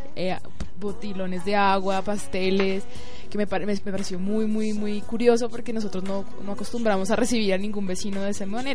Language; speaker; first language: Spanish; native; Spanish